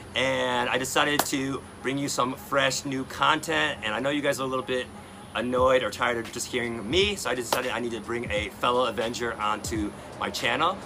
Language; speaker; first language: English; early bilingual, other home language; Chinese